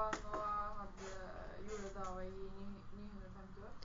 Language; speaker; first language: Norwegian; early bilingual, other home language; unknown